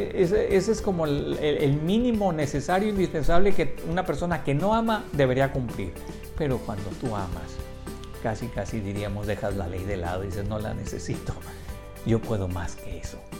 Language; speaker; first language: Spanish; native; Spanish